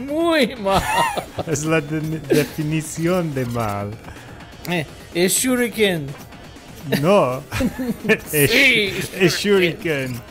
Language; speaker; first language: Spanish; non-native, learner; English